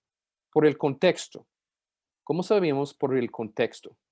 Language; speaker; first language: Spanish; non-native, fluent; English